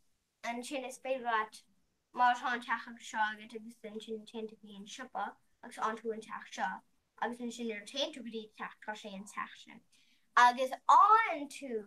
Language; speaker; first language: Irish; non-native, learner; English